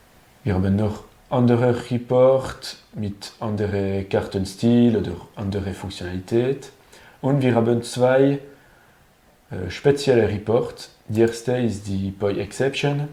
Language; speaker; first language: German; non-native, learner; French